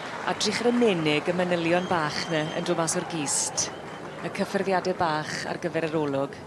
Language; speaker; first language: Welsh; native; Welsh